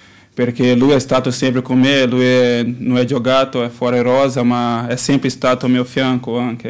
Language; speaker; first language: Italian; non-native, learner; Portuguese